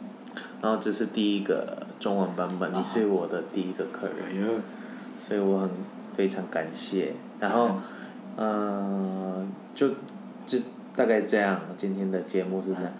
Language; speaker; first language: Chinese; non-native, fluent; Korean